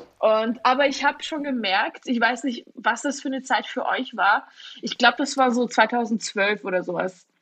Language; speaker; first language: German; early bilingual, other home language; Georgian